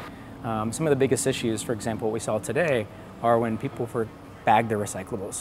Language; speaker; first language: English; native; English